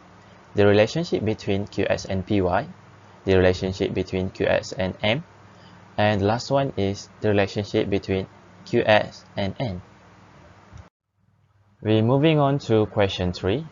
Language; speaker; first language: English; non-native, local second language; Malay